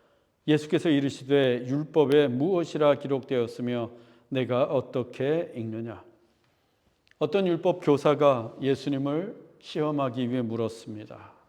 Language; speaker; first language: Korean; native; Korean